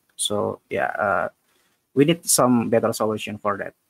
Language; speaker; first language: English; non-native, fluent; Indonesian